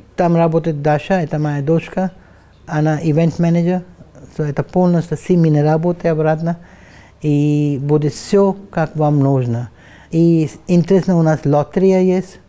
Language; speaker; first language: Russian; non-native, learner; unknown